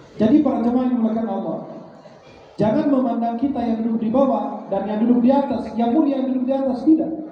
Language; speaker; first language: Indonesian; non-native, fluent; Arabic